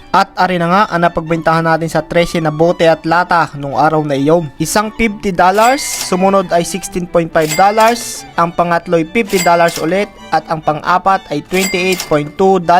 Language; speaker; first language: Filipino; native; Filipino